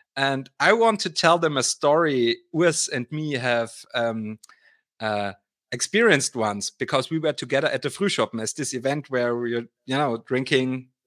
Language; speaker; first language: English; non-native, fluent; German